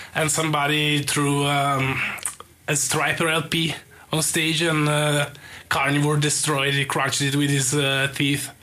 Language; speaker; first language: English; non-native, fluent; Italian